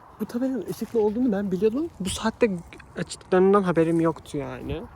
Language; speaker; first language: Turkish; native; Turkish